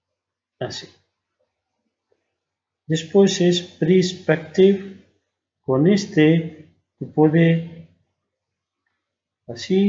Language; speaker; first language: Spanish; non-native, learner; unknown